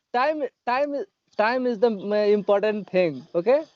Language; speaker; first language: English; non-native, learner; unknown